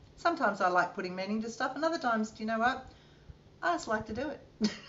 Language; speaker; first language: English; native; English